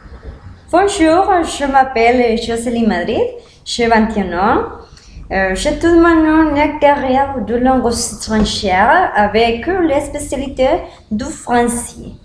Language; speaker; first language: French; non-native, learner; Spanish